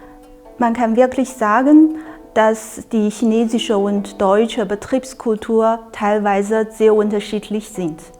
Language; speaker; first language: German; non-native, fluent; Chinese